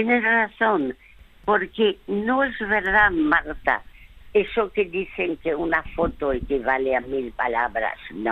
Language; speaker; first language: Spanish; early bilingual, other home language; French